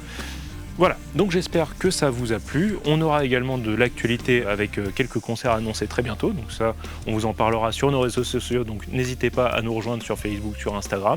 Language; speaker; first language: French; native; French